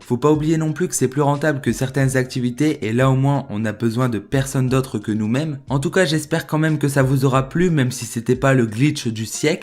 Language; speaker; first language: French; native; French